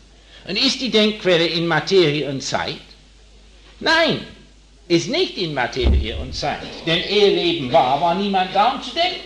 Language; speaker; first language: German; non-native, fluent; English